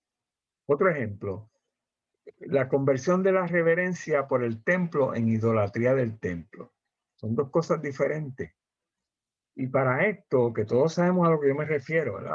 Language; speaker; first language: Spanish; native; Spanish